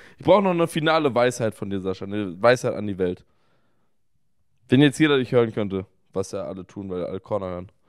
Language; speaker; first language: German; native; German